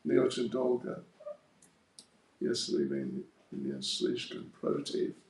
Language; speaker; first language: Russian; non-native, learner; English